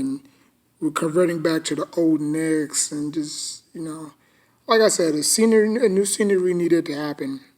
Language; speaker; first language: English; native; English